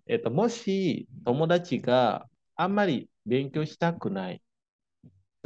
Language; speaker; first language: Japanese; non-native, fluent; Indonesian